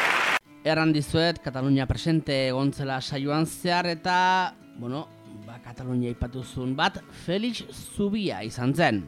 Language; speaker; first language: Basque; native; Basque